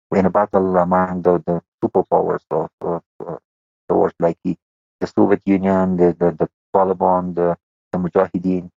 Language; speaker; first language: English; non-native, fluent; Persian